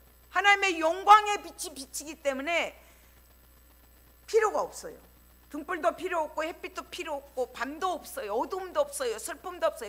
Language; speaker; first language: Korean; native; Korean